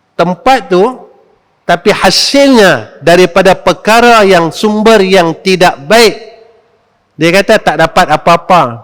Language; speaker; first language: Malay; native; Malay